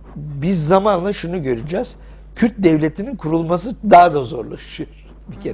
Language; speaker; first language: Turkish; early bilingual, other home language; English